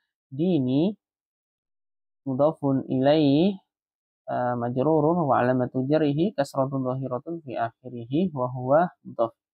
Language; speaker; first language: Arabic; non-native, fluent; Indonesian